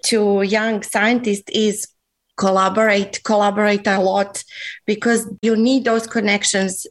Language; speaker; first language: English; non-native, fluent; Serbian